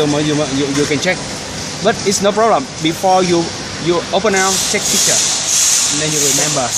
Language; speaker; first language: English; non-native, learner; Vietnamese